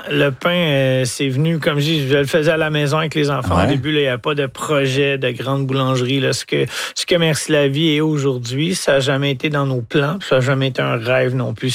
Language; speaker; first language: French; native; French